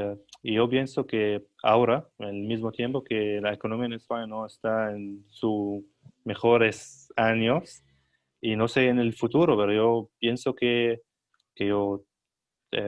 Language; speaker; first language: Spanish; non-native, learner; Arabic